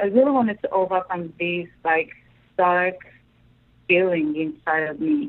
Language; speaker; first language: English; non-native, fluent; Japanese